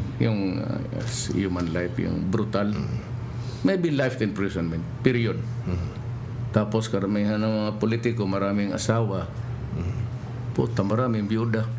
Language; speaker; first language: Filipino; non-native, local second language; Cebuano